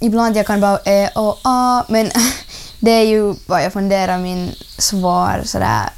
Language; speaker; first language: Swedish; early bilingual, other home language; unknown